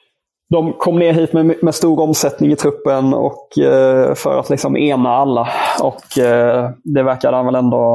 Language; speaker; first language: Swedish; native; Swedish